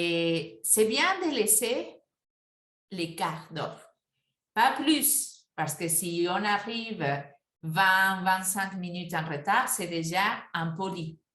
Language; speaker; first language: French; non-native, fluent; Spanish